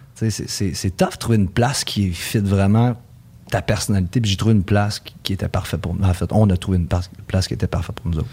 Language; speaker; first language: French; early bilingual, heritage; French